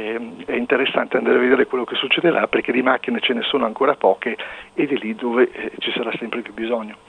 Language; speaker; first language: Italian; native; Italian